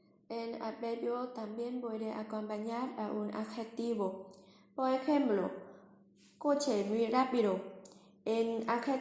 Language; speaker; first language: Spanish; non-native, learner; Vietnamese